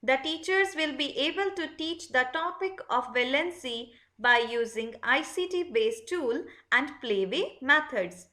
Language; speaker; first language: English; non-native, local second language; Punjabi